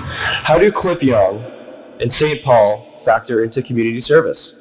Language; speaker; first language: English; native; English